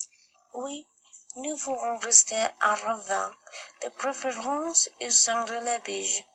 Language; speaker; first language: French; non-native, learner; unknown